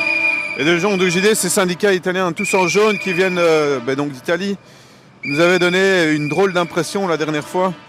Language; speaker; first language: French; native; French